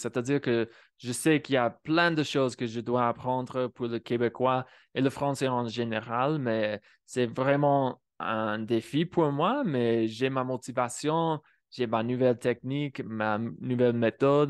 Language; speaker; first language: French; non-native, fluent; English